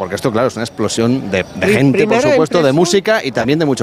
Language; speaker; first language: Spanish; native; Spanish